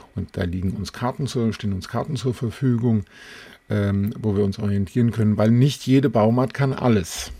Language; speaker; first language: German; native; German